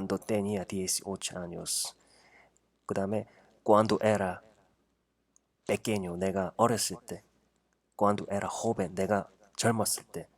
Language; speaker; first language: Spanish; non-native, fluent; Korean